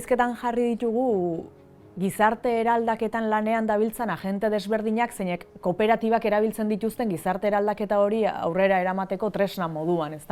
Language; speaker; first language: Basque; native; Basque